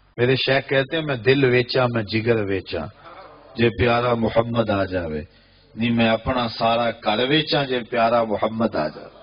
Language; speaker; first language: Urdu; non-native, local second language; Punjabi